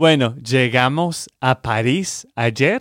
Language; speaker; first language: Spanish; non-native, learner; English